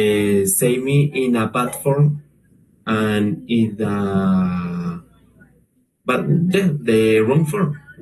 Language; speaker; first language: English; non-native, learner; Spanish